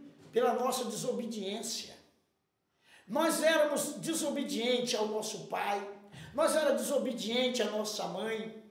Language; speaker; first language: Portuguese; native; Portuguese